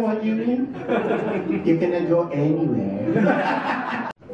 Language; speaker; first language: English; non-native, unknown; Indonesian